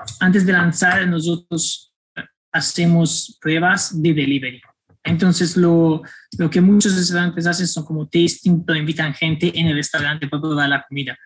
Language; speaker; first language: Spanish; non-native, fluent; Italian